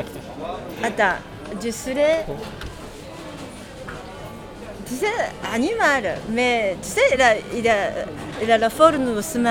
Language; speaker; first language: French; non-native, learner; Japanese